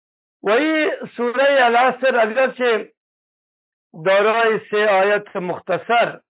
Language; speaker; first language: Persian; native; Persian